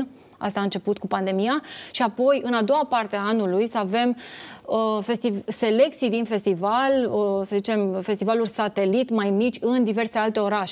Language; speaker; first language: Romanian; native; Romanian